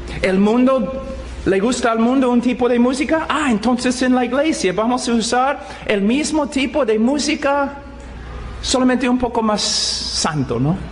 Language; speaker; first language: Spanish; non-native, fluent; English